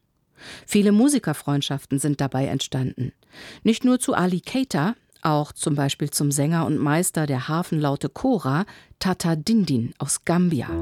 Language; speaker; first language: German; native; German